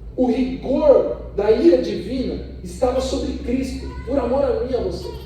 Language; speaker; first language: Portuguese; early bilingual, other home language; Spanish